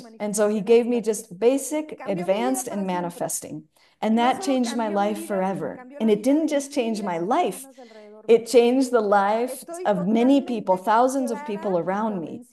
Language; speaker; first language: English; non-native, fluent; Spanish